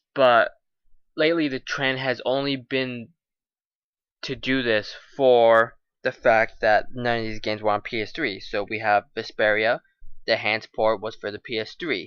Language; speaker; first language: English; native; English